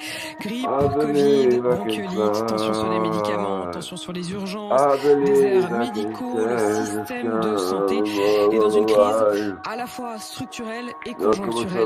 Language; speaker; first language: French; native; French